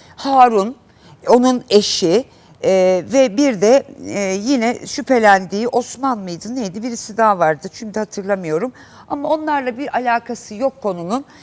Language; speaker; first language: Turkish; native; Turkish